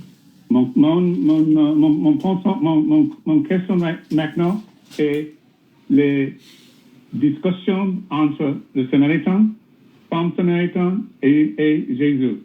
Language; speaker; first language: French; non-native, learner; English